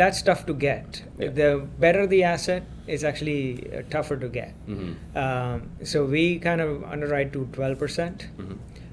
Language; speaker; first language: English; non-native, local second language; Gujarati